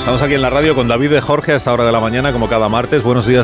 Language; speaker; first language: Spanish; native; Spanish